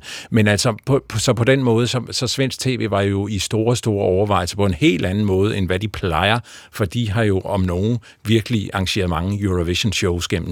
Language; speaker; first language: Danish; native; Danish